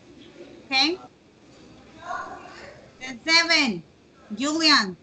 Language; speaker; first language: English; non-native, learner; Spanish